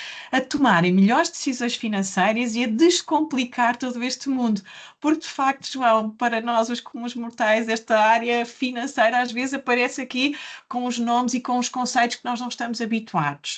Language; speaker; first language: Portuguese; native; Portuguese